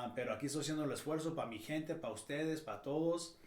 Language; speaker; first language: Spanish; early bilingual, heritage; Spanish